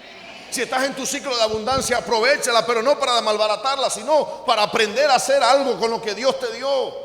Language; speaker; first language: Spanish; native; Spanish